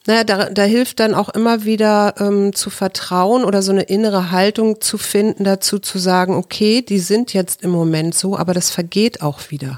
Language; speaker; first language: German; native; German